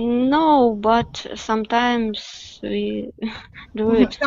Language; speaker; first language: English; non-native, learner; Russian